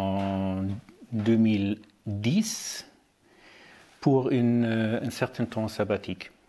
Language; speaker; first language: French; non-native, learner; German